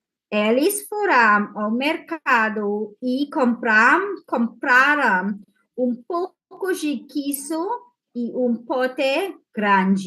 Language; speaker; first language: Portuguese; non-native, fluent; English